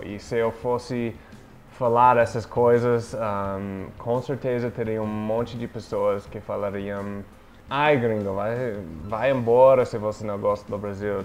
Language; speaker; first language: Portuguese; non-native, fluent; English